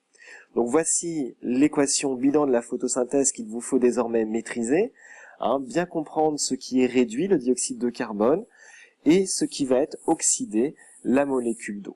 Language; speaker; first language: French; native; French